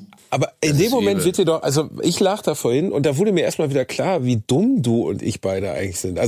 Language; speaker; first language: German; native; German